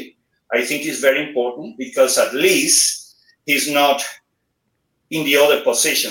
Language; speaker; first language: English; non-native, fluent; Spanish